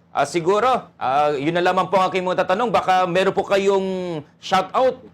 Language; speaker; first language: Filipino; non-native, local second language; Pangasinan